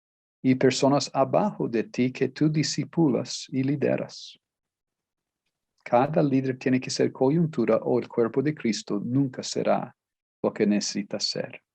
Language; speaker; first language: Spanish; non-native, fluent; Portuguese